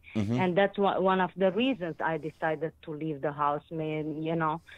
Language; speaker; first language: English; non-native, fluent; Arabic